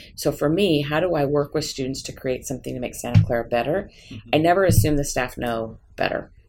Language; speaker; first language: English; native; English